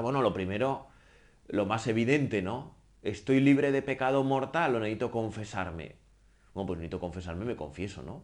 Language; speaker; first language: Spanish; native; Spanish